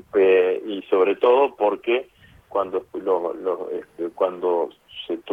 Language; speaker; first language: Spanish; native; Spanish